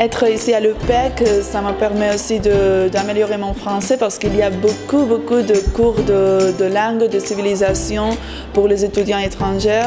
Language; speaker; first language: French; non-native, fluent; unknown